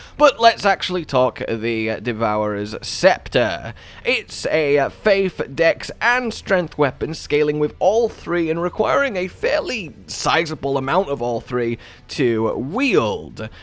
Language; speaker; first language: English; native; English